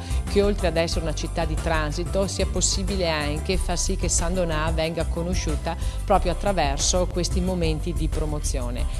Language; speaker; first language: Italian; native; Italian